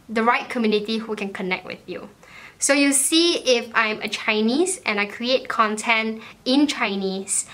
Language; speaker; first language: English; native; English